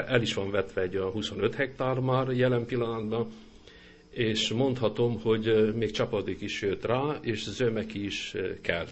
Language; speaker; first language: Hungarian; native; Hungarian